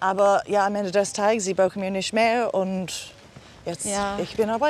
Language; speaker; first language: German; non-native, learner; English